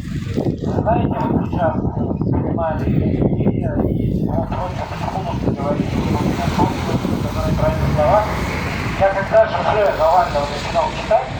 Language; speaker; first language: Russian; native; Russian